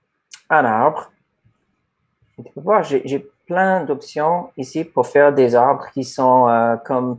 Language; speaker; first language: French; non-native, fluent; English